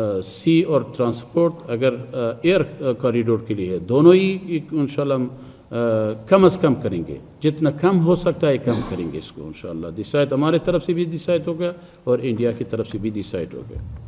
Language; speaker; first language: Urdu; non-native, fluent; Persian